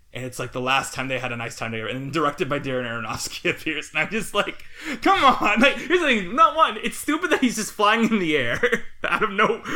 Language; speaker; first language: English; native; English